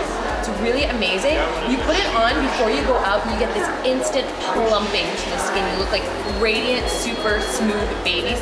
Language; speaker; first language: English; native; English